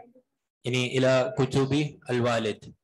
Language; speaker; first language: Arabic; non-native, fluent; Urdu